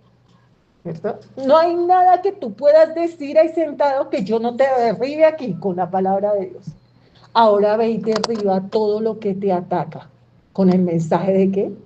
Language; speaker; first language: Spanish; native; Spanish